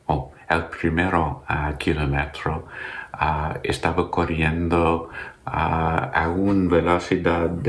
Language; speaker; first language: Spanish; non-native, learner; English